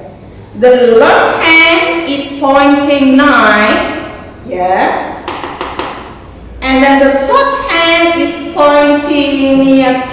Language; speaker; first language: English; non-native, learner; Indonesian